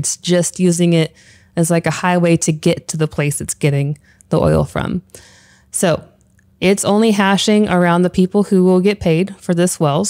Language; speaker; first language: English; native; English